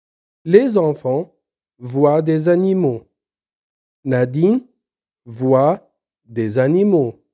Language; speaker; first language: French; non-native, local second language; Arabic